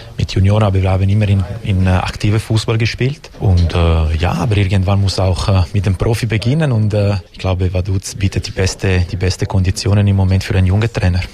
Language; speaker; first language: German; non-native, local second language; Italian